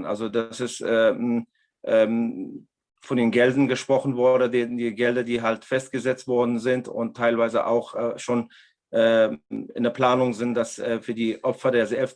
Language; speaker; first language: German; non-native, fluent; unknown